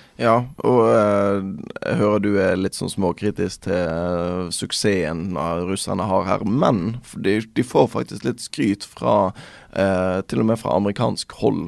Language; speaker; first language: Norwegian; native; Norwegian